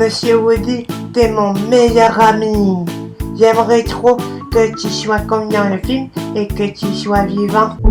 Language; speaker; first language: French; native; French